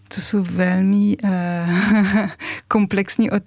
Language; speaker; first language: Czech; non-native, fluent; French